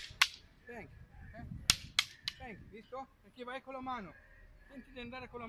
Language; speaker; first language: Italian; non-native, fluent; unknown